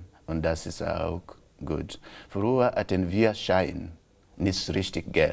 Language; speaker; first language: German; non-native, local second language; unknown